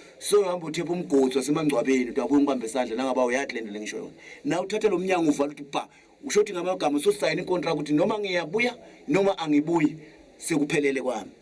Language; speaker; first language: Zulu; native; Zulu